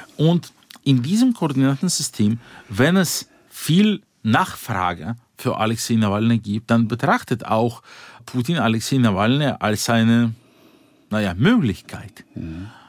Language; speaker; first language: German; non-native, fluent; Russian